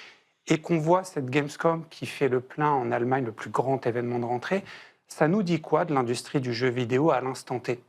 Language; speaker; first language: French; native; French